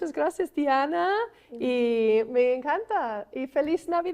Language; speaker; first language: Spanish; non-native, fluent; English